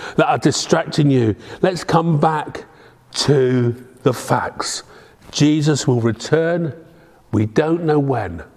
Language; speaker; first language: English; native; English